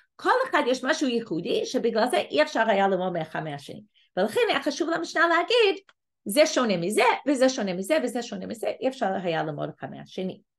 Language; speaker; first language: Hebrew; non-native, fluent; English